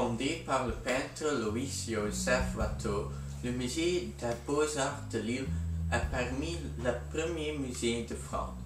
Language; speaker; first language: French; non-native, learner; Dutch